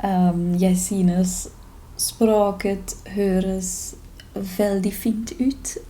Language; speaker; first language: Norwegian; non-native, fluent; German